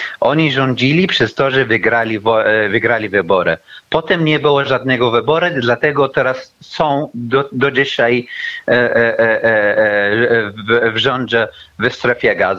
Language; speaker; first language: Polish; non-native, learner; Arabic